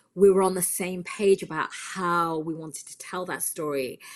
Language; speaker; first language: English; native; English